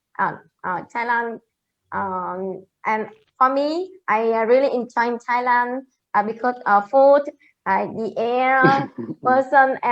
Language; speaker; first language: English; non-native, learner; Vietnamese